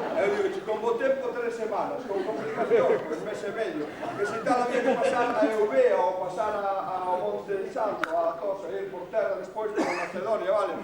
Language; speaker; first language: Galician; native; Galician